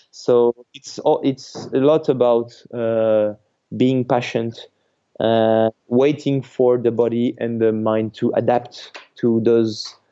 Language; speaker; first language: English; non-native, fluent; French